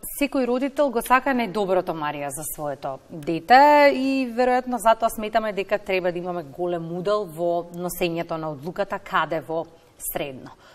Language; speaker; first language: Macedonian; native; Macedonian